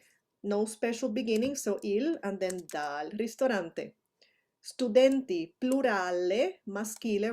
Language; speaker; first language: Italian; non-native, fluent; Spanish